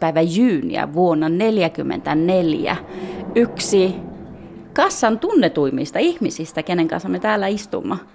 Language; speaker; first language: Finnish; early bilingual, heritage; Finnish